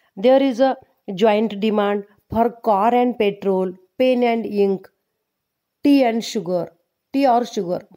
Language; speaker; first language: English; non-native, local second language; Marathi